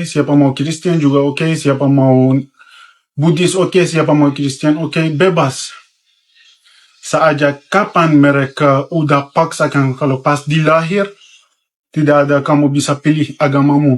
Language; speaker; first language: Indonesian; non-native, fluent; Persian